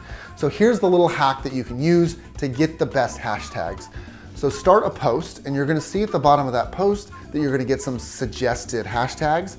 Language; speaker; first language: English; native; English